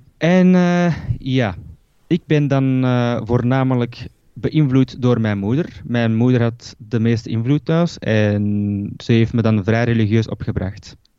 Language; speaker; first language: Dutch; early bilingual, other home language; Turkish